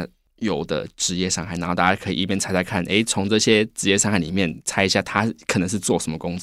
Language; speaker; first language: Chinese; native; Chinese